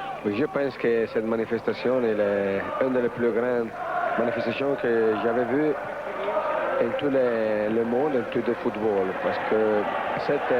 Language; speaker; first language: French; non-native, fluent; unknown